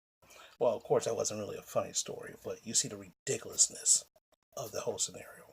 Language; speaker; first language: English; native; English